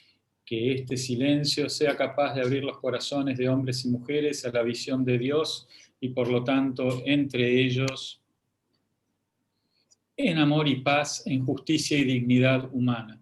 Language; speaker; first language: Spanish; native; Spanish